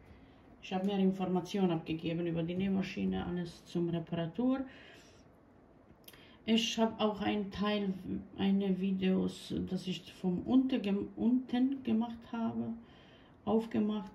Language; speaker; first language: German; non-native, learner; Bosnian